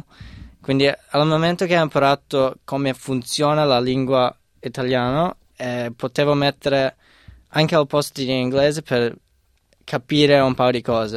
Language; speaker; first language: Italian; non-native, fluent; English